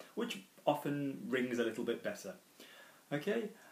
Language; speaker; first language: English; native; English